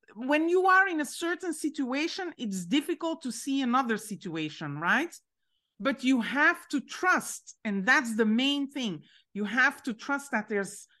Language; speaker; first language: English; non-native, fluent; French